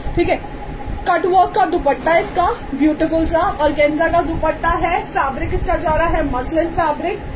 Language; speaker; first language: Hindi; native; Hindi